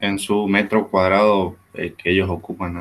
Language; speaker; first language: Spanish; native; Spanish